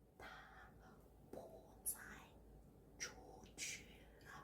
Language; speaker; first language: Chinese; non-native, fluent; Korean